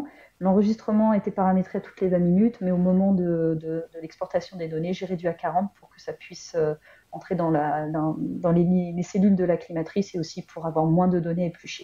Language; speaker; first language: French; native; French